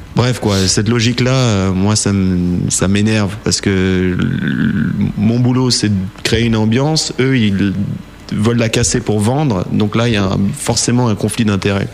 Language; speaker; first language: French; early bilingual, heritage; French